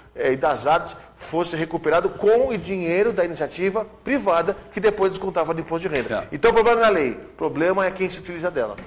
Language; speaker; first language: Portuguese; native; Portuguese